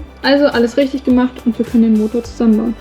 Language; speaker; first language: German; native; German